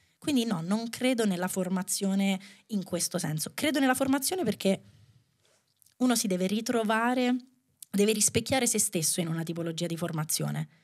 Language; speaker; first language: Italian; native; Italian